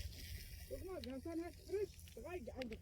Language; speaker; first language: German; non-native, learner; Arabic